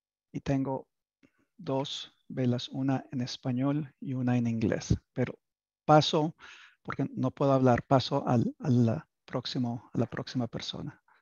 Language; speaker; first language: Spanish; native; Spanish